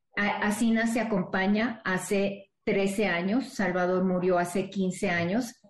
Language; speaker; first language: Spanish; native; Spanish